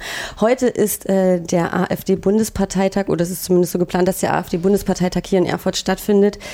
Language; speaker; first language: German; native; German